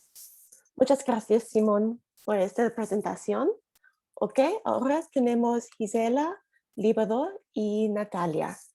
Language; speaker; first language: Spanish; non-native, learner; English